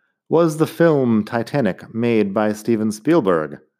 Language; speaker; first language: English; native; English